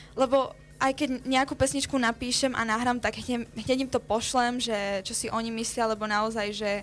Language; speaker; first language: Slovak; early bilingual, other home language; Spanish